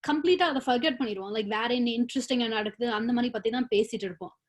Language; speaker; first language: Tamil; early bilingual, other home language; English